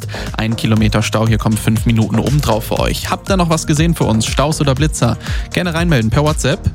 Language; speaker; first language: German; native; German